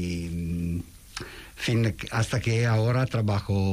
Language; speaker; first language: Spanish; non-native, fluent; Italian